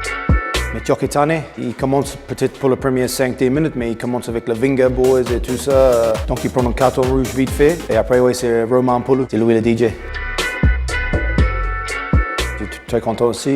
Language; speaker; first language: French; non-native, learner; English